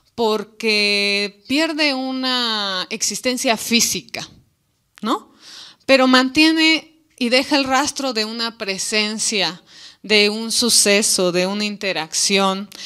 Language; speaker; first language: Spanish; native; Spanish